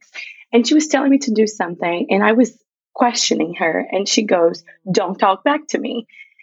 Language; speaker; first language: English; non-native, fluent; Portuguese